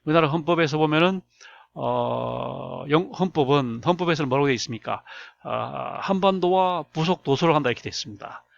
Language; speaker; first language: Korean; native; Korean